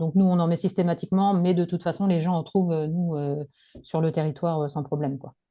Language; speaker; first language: French; native; French